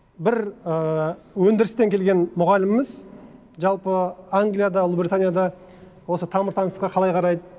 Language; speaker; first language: Kazakh; native; Kazakh